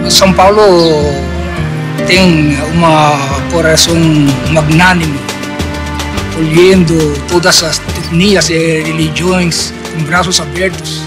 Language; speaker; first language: Portuguese; non-native, fluent; Filipino